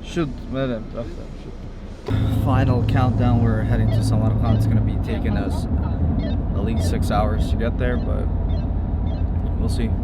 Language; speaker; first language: English; early bilingual, heritage; English